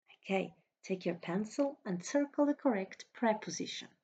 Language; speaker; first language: English; non-native, fluent; Slovenian